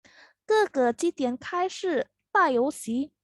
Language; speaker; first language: Chinese; non-native, fluent; Indonesian